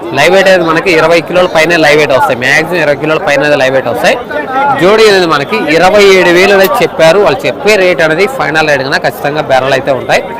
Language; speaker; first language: Telugu; native; Telugu